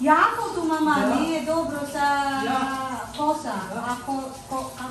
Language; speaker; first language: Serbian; non-native, learner; Filipino